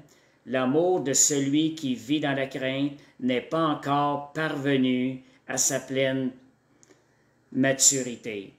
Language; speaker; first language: French; native; French